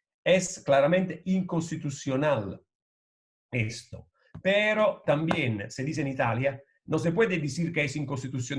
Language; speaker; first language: Spanish; non-native, fluent; Italian